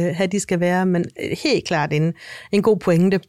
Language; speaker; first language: Danish; native; Danish